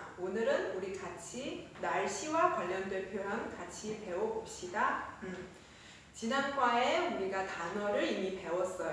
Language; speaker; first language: Korean; non-native, fluent; Chinese